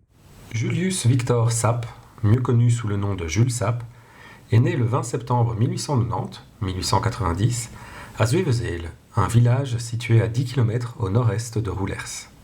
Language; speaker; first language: French; non-native, local second language; Dutch